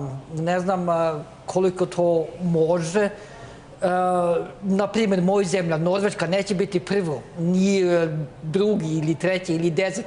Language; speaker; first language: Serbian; non-native, learner; Norwegian